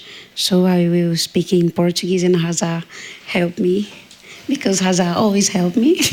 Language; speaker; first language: English; non-native, learner; Portuguese